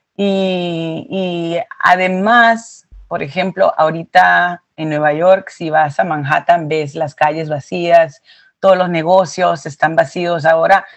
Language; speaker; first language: Spanish; early bilingual, heritage; Spanish